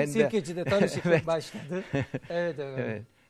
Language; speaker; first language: Turkish; native; Turkish